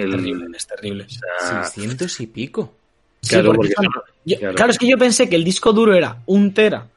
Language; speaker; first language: Spanish; native; Spanish